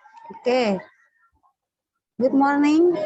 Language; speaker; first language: English; non-native, learner; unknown